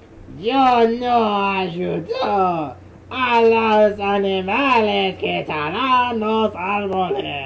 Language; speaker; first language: Spanish; non-native, learner; English